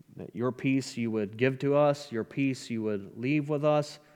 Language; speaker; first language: English; native; English